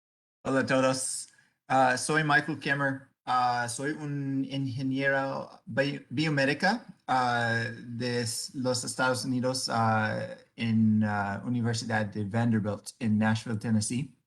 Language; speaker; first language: Spanish; non-native, fluent; English